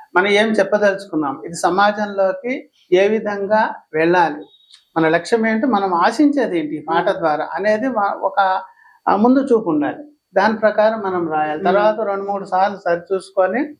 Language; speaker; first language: Telugu; native; Telugu